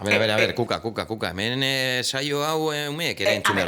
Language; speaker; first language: Basque; native; Basque